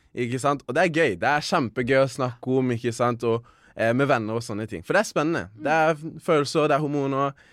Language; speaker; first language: Norwegian; native; Norwegian